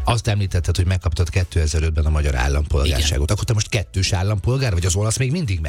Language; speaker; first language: Hungarian; native; Hungarian